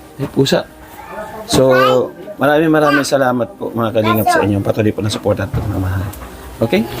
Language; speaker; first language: Filipino; non-native, local second language; Cebuano